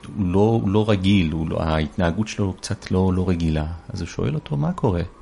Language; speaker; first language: Hebrew; early bilingual, other home language; Persian